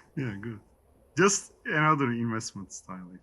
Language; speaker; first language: English; non-native, learner; Turkish